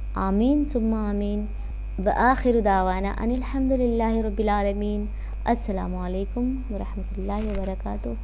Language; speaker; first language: Urdu; native; Urdu